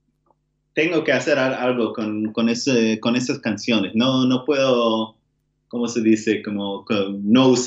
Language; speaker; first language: Spanish; non-native, learner; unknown